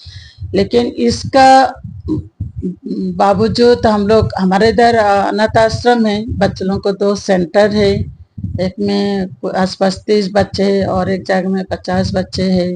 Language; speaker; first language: Hindi; non-native, local second language; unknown